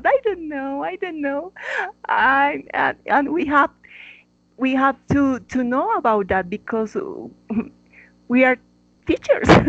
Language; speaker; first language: English; non-native, learner; Spanish